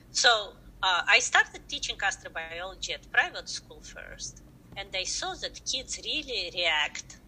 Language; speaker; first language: English; non-native, fluent; Russian